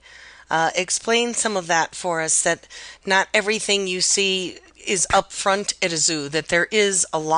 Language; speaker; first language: English; native; English